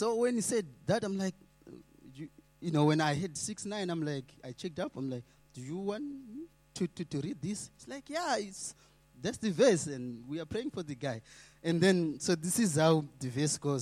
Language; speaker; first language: English; non-native, local second language; Shona